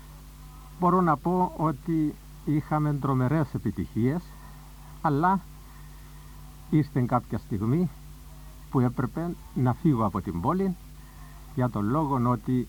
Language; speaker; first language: Greek; native; Greek